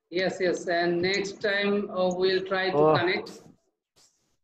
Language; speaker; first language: English; non-native, learner; Bangla